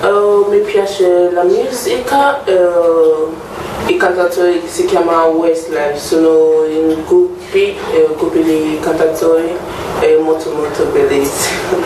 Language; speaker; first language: Italian; non-native, learner; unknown